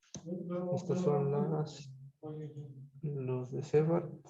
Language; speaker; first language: Spanish; native; Spanish